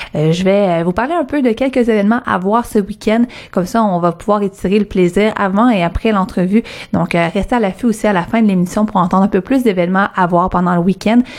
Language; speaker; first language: French; early bilingual, other home language; Arabic